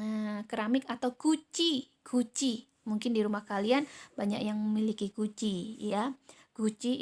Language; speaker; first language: Indonesian; native; Indonesian